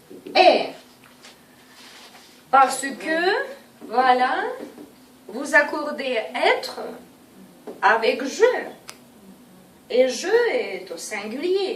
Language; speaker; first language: French; non-native, fluent; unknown